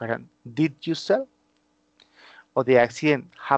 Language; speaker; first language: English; non-native, fluent; Spanish